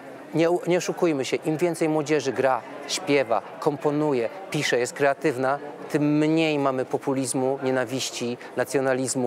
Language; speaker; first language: Polish; native; Polish